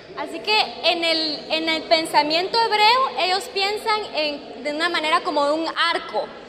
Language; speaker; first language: Spanish; non-native, fluent; English